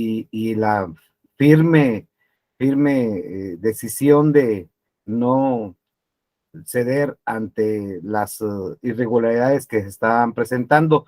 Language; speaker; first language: Spanish; native; Spanish